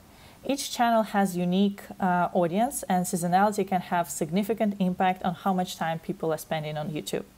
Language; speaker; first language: English; non-native, fluent; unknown